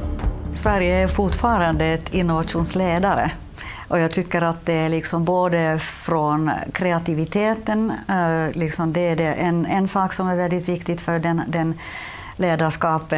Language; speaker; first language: Swedish; non-native, local second language; Finnish